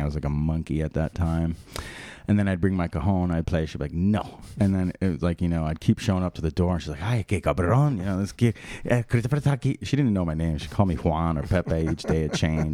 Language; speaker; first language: English; native; English